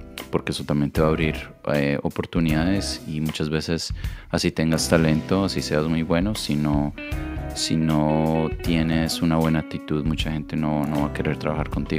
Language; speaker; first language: Spanish; native; Spanish